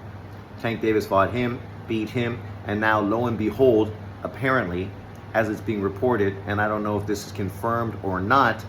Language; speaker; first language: English; native; English